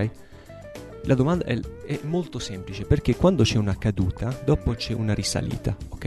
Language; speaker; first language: Italian; non-native, fluent; Arabic